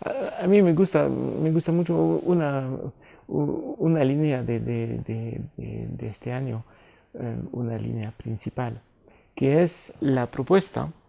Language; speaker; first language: Spanish; non-native, fluent; French